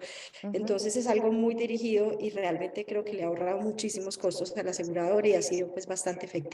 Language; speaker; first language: Spanish; native; Spanish